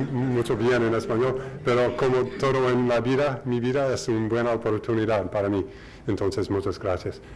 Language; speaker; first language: Spanish; non-native, learner; English